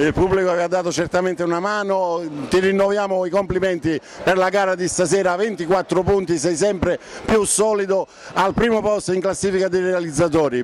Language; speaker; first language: Italian; native; Italian